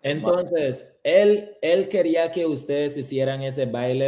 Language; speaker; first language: Spanish; early bilingual, heritage; Spanish